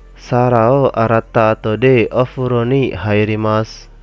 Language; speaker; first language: Japanese; non-native, fluent; Indonesian